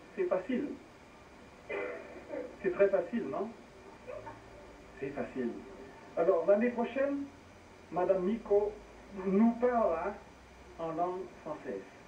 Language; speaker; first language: French; non-native, fluent; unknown